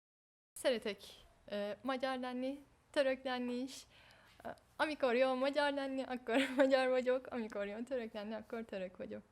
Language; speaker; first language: Hungarian; early bilingual, heritage; Turkish